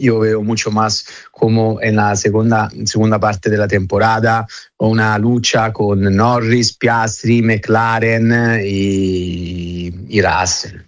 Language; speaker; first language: Spanish; non-native, fluent; Italian